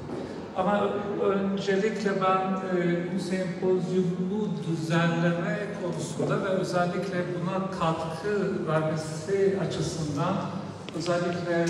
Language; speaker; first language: Turkish; non-native, local second language; Aramaic